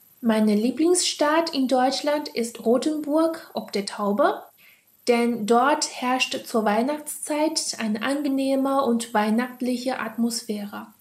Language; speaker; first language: German; non-native, fluent; Chinese